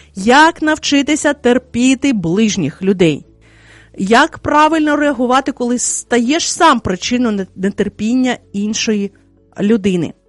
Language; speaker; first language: Ukrainian; native; Ukrainian